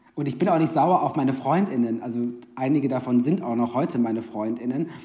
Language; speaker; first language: German; native; German